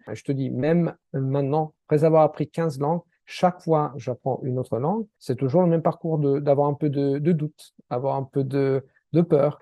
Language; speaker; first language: French; non-native, fluent; Italian